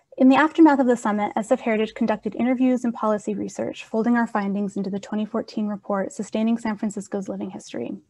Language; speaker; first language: English; native; English